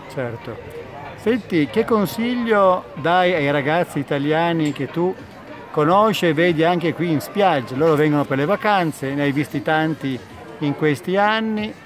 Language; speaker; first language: Italian; native; Italian